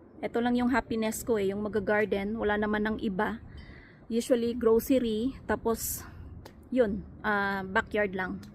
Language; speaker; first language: Filipino; non-native, local second language; Hiligaynon